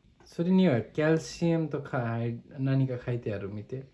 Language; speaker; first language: Japanese; non-native, learner; Nepali